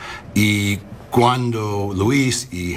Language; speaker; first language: Spanish; non-native, learner; English